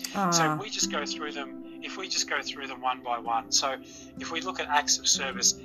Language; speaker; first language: English; native; English